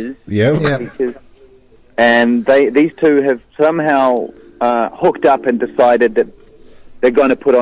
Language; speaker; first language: English; native; English